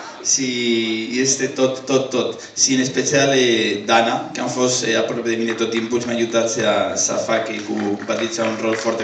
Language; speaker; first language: Romanian; non-native, learner; Spanish